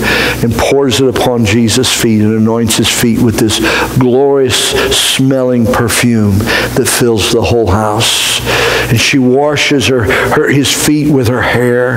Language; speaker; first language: English; native; English